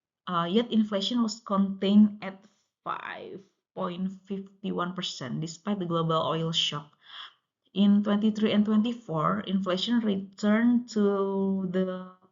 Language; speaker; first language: English; non-native, local second language; Indonesian